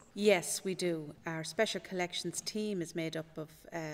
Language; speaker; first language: English; native; English